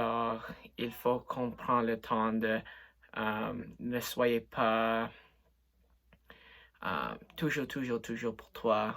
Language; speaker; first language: French; non-native, local second language; English